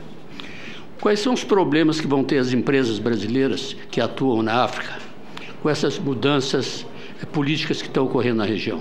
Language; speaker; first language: Portuguese; native; Portuguese